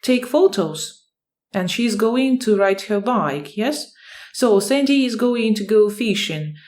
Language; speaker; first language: English; non-native, fluent; Ukrainian